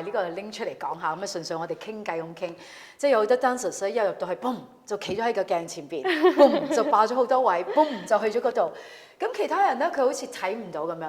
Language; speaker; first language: Cantonese; native; Cantonese